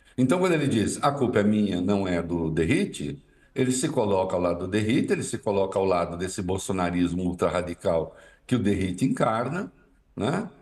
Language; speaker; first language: Portuguese; native; Portuguese